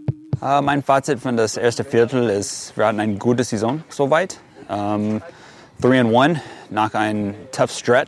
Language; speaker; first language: German; non-native, fluent; English